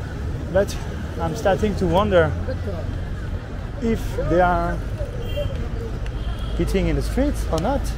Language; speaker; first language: English; non-native, fluent; French